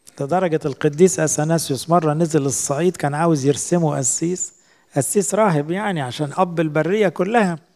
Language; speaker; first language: Arabic; native; Arabic